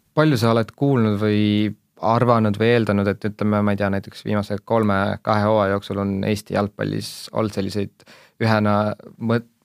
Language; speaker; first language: Estonian; native; Estonian